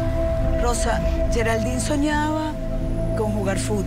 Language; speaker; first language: Spanish; native; Spanish